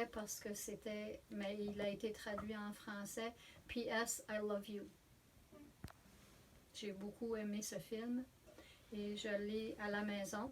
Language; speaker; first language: French; native; French